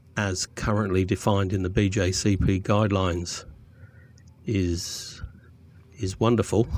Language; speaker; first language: English; native; English